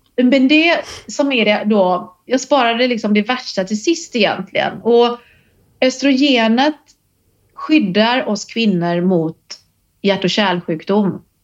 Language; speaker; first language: Swedish; native; Swedish